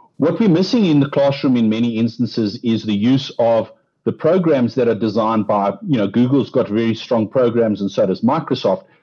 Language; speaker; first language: English; non-native, local second language; Afrikaans